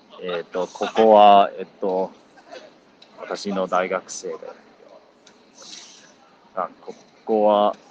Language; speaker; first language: Japanese; non-native, learner; English